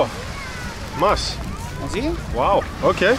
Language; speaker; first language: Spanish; non-native, learner; English